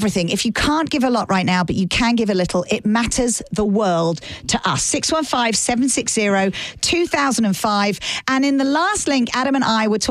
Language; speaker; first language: English; native; English